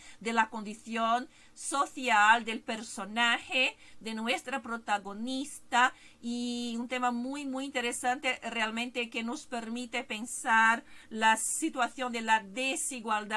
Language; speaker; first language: Spanish; non-native, fluent; Portuguese